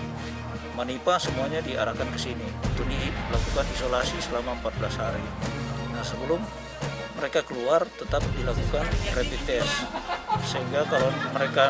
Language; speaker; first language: Indonesian; native; Indonesian